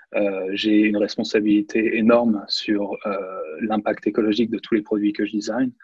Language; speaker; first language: French; native; French